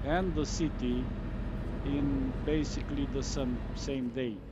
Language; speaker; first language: English; non-native, fluent; Romanian